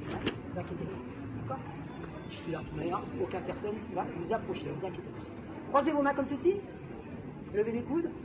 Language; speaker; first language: French; native; French